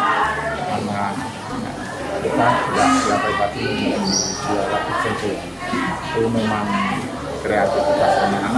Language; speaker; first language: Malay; non-native, local second language; Javanese